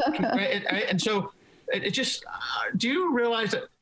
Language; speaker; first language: English; native; English